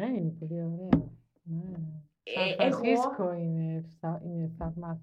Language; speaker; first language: Greek; non-native, learner; German